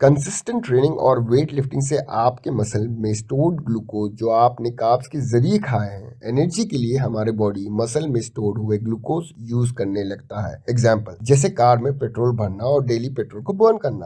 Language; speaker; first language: Hindi; native; Hindi